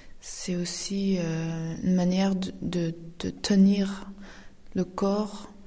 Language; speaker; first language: French; non-native, fluent; Uyghur